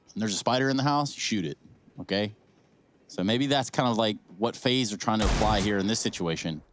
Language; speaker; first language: English; native; English